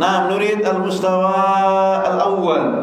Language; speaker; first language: Arabic; non-native, fluent; Indonesian